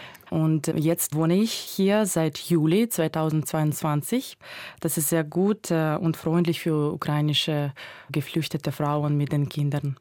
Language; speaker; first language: German; non-native, fluent; Ukrainian